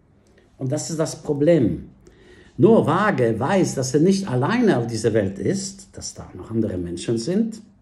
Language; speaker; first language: German; non-native, fluent; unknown